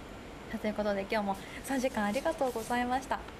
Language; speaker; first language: Japanese; native; Japanese